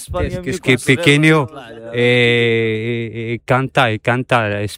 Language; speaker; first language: Spanish; non-native, learner; Arabic